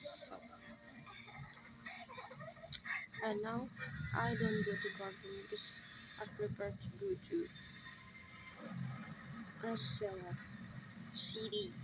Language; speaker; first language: English; non-native, learner; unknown